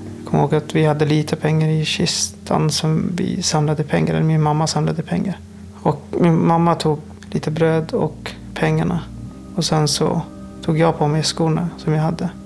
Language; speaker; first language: Swedish; non-native, fluent; Persian